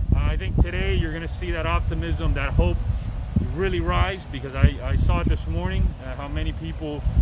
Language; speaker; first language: English; early bilingual, other home language; Spanish